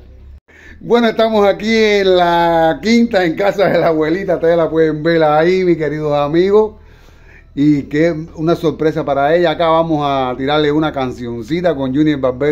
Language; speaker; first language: Spanish; native; Spanish